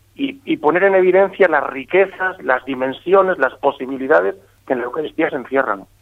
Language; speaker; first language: Spanish; native; Spanish